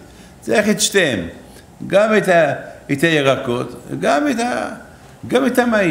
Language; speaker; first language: Hebrew; non-native, fluent; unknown